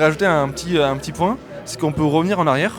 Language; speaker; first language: French; native; French